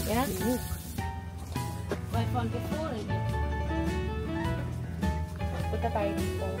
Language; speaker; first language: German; non-native, learner; Filipino